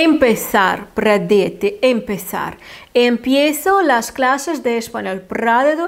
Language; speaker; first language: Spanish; non-native, fluent; Lithuanian